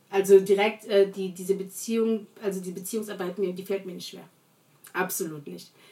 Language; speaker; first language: German; early bilingual, other home language; Portuguese